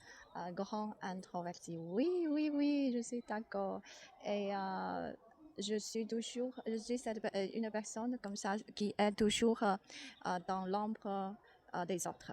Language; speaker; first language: French; non-native, learner; Chinese